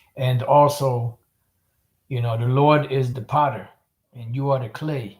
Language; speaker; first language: English; native; English